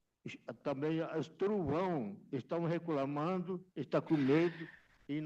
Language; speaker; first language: Portuguese; non-native, local second language; Yanomámi